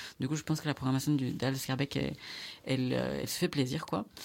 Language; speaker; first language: French; non-native, fluent; Spanish